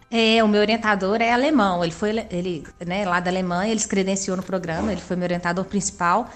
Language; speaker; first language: Portuguese; native; Portuguese